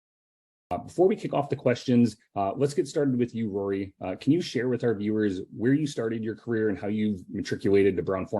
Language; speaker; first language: English; native; English